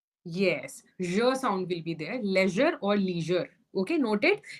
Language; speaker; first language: English; non-native, local second language; Hindi